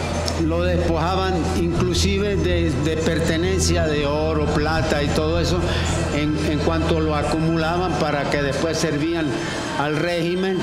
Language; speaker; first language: Spanish; non-native, fluent; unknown